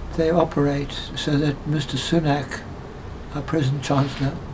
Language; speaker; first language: English; native; English